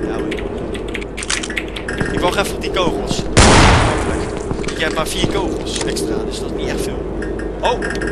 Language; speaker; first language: Dutch; native; Dutch